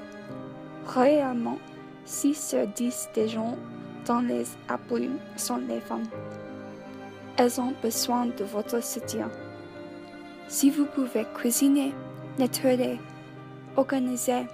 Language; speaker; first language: French; non-native, learner; English